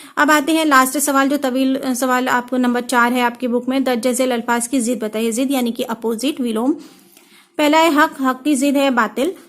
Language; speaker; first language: Urdu; native; Urdu